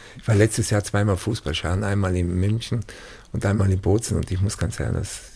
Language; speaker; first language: German; native; German